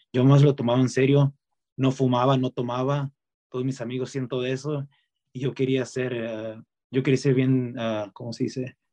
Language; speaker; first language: Spanish; early bilingual, heritage; Spanish